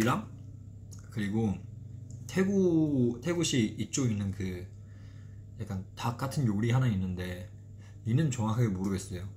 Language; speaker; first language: Korean; non-native, fluent; Chinese